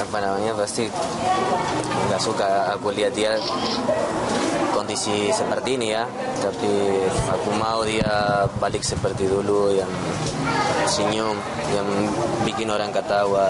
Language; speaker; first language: Indonesian; non-native, fluent; Spanish